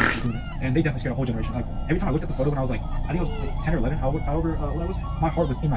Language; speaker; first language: English; native; English